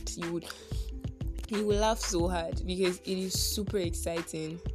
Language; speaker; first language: English; non-native, local second language; Yoruba